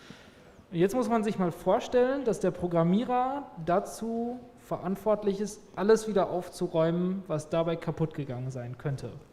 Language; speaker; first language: German; native; German